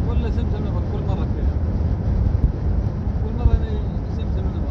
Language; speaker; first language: Arabic; non-native, learner; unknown